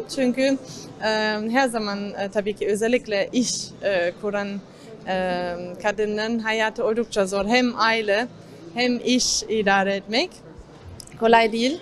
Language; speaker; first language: Turkish; non-native, fluent; German